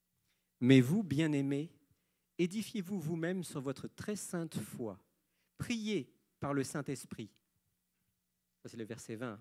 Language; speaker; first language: French; native; French